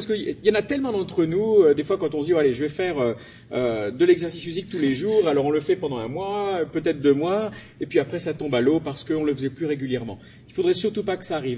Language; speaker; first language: French; native; French